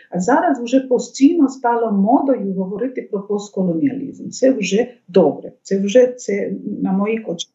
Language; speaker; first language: Ukrainian; non-native, fluent; Bangla